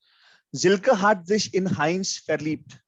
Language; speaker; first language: German; non-native, fluent; Hindi